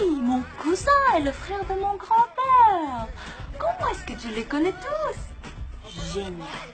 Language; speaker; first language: French; non-native, fluent; Korean